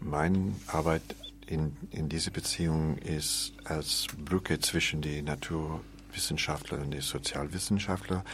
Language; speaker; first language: German; non-native, learner; English